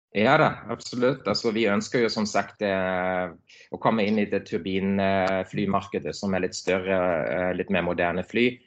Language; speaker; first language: Norwegian; non-native, fluent; German